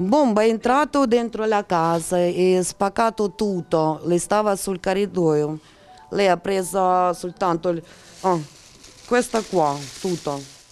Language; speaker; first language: Italian; non-native, learner; Ukrainian